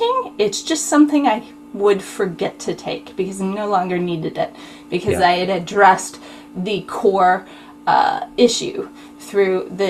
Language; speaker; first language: English; native; English